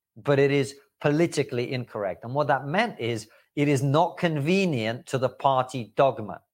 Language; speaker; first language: English; early bilingual, other home language; Russian